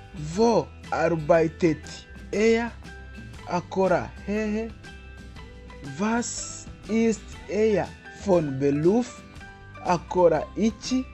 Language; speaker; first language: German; non-native, fluent; Kinyarwanda